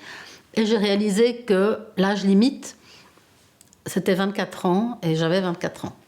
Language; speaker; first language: French; early bilingual, other home language; Italian